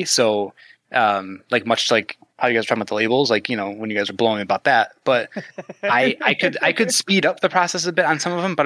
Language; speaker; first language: English; native; English